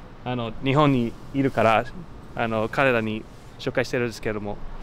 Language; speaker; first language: Japanese; non-native, learner; English